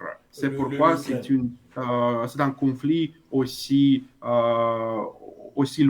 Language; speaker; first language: French; non-native, fluent; Russian